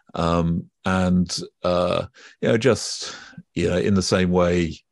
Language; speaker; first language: English; native; English